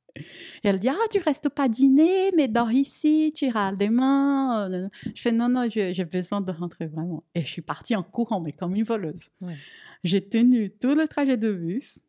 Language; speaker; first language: French; non-native, fluent; Portuguese